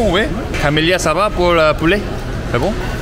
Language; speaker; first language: French; non-native, learner; Korean